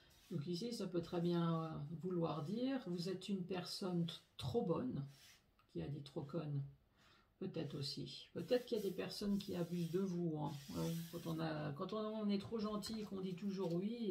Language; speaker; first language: French; native; French